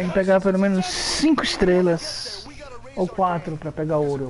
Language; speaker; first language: Portuguese; early bilingual, heritage; Portuguese